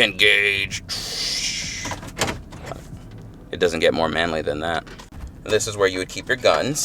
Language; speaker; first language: English; native; English